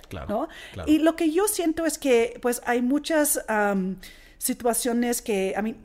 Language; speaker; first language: Spanish; non-native, fluent; English